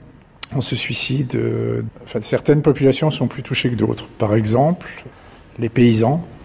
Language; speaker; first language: French; native; French